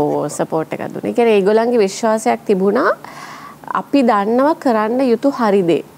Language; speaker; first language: Sinhala; non-native, local second language; English